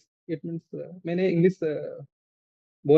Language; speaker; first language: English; non-native, learner; Hindi